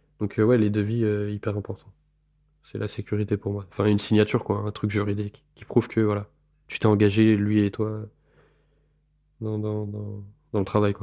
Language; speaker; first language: French; native; French